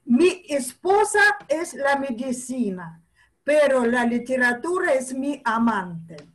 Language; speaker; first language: Spanish; non-native, fluent; Russian